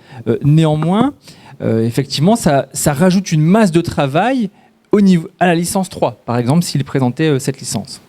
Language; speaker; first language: French; native; French